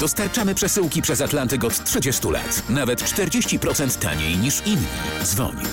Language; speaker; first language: Polish; native; Polish